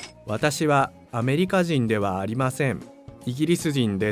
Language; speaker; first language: Japanese; non-native, learner; English